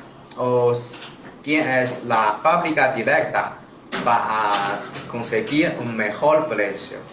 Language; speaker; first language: Spanish; non-native, learner; Chinese